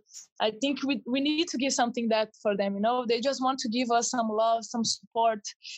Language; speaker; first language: English; non-native, fluent; Portuguese